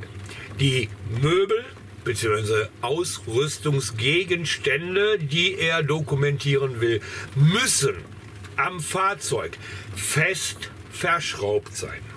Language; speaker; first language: German; native; German